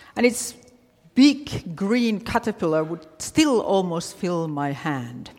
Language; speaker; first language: English; non-native, fluent; Finnish